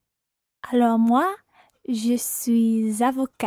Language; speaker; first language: French; non-native, learner; English